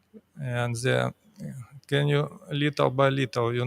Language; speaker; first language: English; non-native, learner; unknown